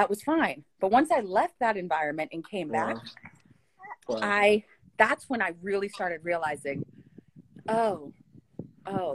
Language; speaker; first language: English; native; English